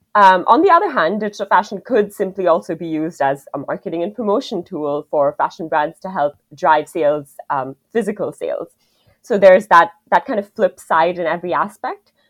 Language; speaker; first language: English; non-native, local second language; Hindi